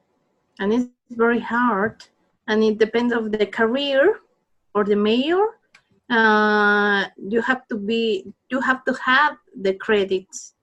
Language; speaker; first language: English; non-native, learner; Spanish